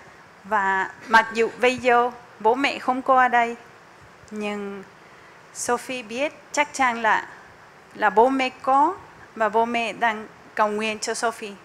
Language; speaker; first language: Vietnamese; non-native, fluent; Spanish